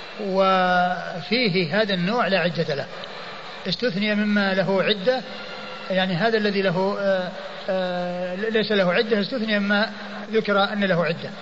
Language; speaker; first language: Arabic; native; Arabic